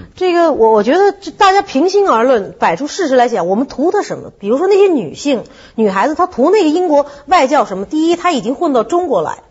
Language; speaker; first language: Chinese; native; Chinese